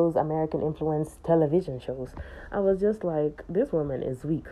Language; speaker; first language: English; native; English